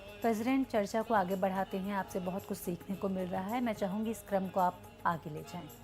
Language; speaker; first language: Hindi; native; Hindi